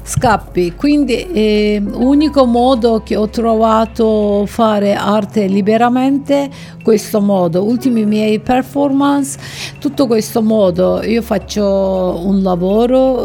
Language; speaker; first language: Italian; non-native, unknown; Turkish